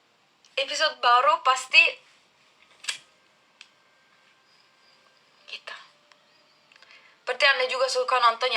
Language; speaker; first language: Indonesian; non-native, learner; Turkish